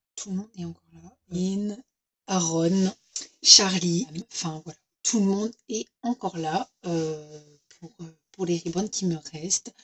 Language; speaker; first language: French; native; French